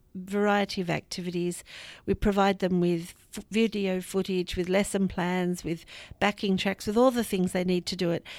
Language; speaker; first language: English; native; English